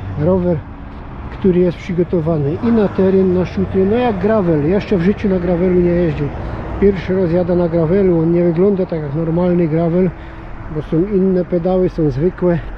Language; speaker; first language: Polish; native; Polish